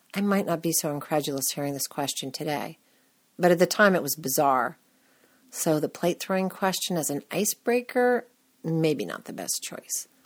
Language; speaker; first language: English; native; English